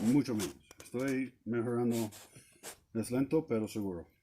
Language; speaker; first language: Spanish; non-native, learner; English